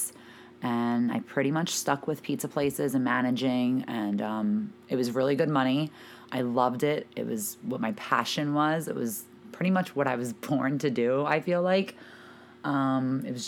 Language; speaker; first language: English; native; English